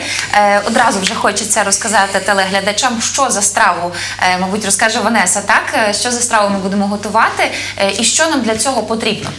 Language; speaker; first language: Ukrainian; native; Ukrainian